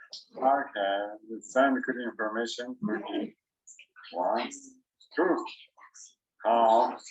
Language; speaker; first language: English; non-native, learner; Chinese